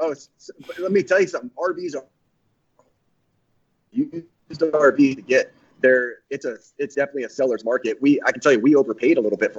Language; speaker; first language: English; native; English